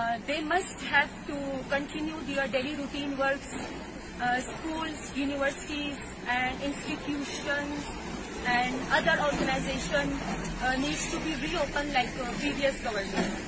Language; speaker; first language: English; non-native, learner; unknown